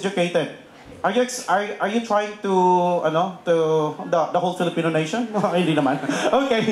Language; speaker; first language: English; non-native, local second language; Filipino